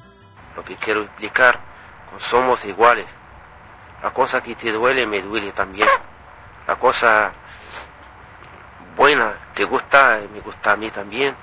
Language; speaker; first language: Spanish; non-native, learner; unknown